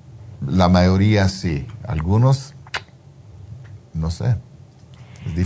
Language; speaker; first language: Spanish; early bilingual, heritage; Spanish